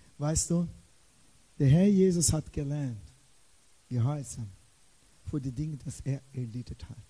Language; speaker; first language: German; non-native, fluent; Portuguese